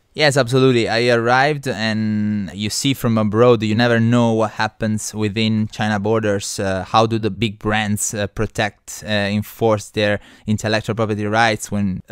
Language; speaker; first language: English; non-native, fluent; Italian